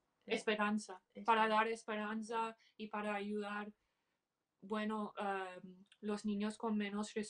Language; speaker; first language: Spanish; early bilingual, heritage; English